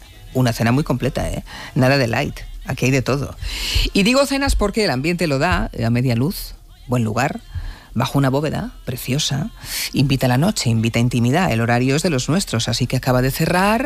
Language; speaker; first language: Spanish; native; Spanish